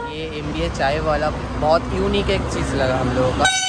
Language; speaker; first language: Hindi; non-native, local second language; Bangla